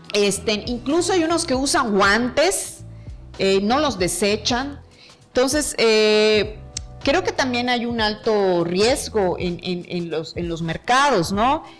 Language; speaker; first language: Spanish; native; Spanish